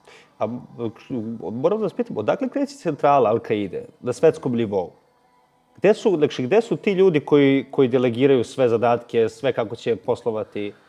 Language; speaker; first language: Bosnian; native; Bosnian